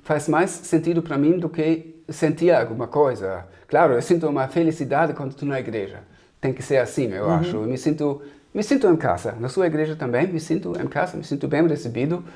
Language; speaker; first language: Portuguese; non-native, fluent; German